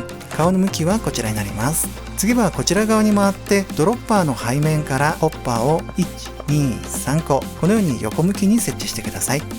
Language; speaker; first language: Japanese; native; Japanese